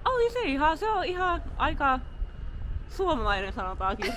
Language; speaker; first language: Finnish; non-native, learner; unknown